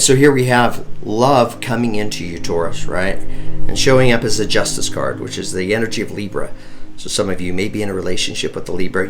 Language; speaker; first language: English; native; English